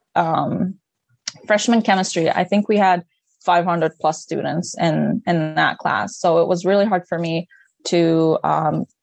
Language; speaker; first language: English; non-native, fluent; Arabic